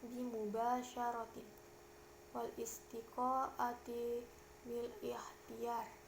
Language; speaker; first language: Arabic; non-native, learner; Indonesian